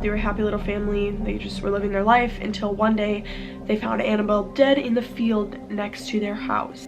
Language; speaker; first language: English; native; English